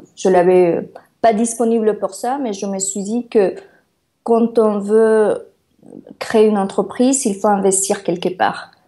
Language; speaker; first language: French; non-native, fluent; Spanish